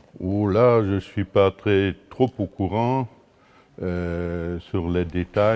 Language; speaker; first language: French; non-native, local second language; Luxembourgish